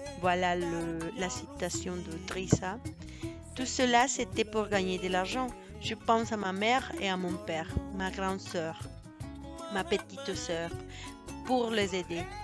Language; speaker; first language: French; non-native, fluent; Spanish